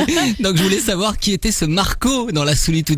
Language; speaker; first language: French; native; French